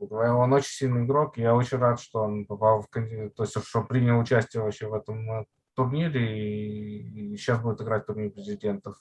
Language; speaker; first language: Russian; native; Russian